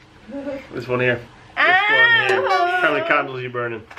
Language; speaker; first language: English; native; English